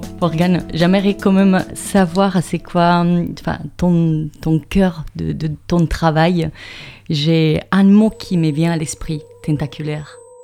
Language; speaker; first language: French; native; French